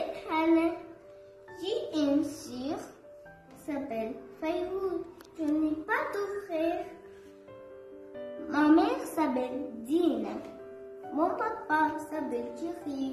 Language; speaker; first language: French; non-native, learner; Arabic